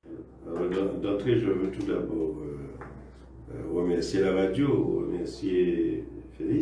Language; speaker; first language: French; native; French